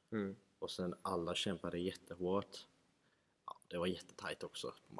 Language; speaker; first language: Swedish; early bilingual, other home language; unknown